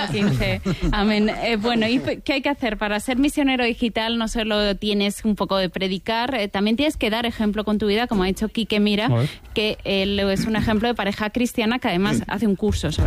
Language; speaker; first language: Spanish; native; Spanish